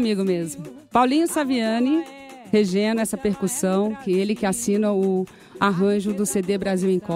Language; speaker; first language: Portuguese; native; Portuguese